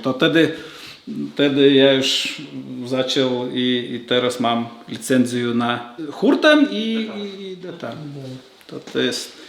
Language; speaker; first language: Polish; non-native, learner; Lithuanian